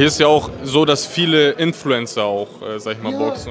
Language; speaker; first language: German; native; German